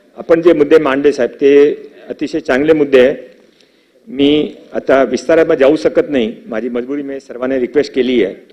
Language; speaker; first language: Marathi; non-native, local second language; Hindi